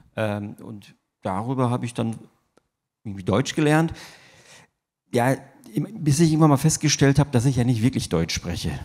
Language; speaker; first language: German; early bilingual, other home language; Turkish